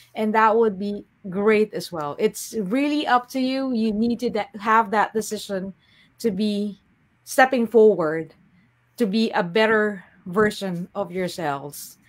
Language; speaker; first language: English; non-native, local second language; Filipino